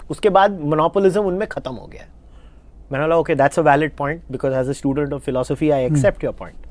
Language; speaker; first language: Hindi; native; Hindi